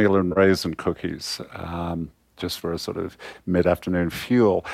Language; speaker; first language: English; native; English